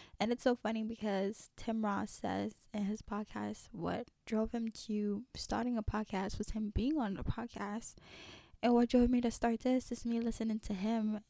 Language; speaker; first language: English; early bilingual, other home language; Haitian Creole